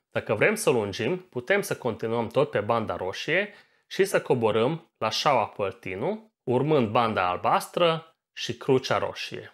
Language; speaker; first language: Romanian; non-native, local second language; Hungarian